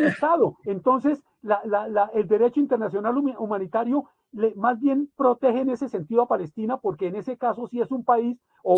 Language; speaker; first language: Spanish; native; Spanish